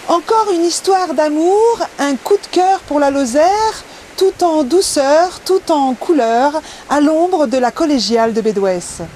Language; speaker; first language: French; native; French